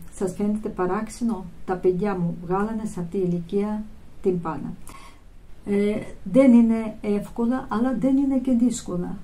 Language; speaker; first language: Greek; non-native, fluent; Russian